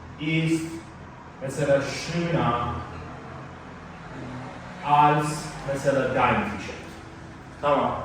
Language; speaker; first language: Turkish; non-native, learner; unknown